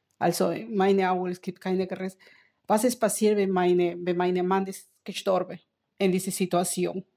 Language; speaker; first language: German; non-native, learner; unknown